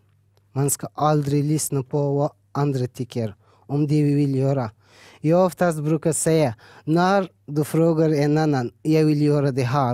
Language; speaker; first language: Swedish; early bilingual, other home language; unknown